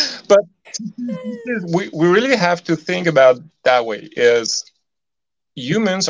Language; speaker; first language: English; non-native, fluent; French